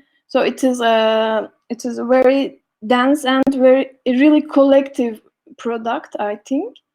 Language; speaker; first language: English; non-native, learner; Turkish